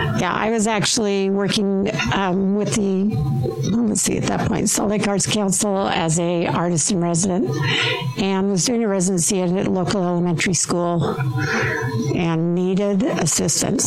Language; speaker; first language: English; native; English